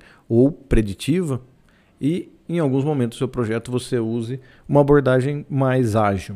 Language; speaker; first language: Portuguese; native; Portuguese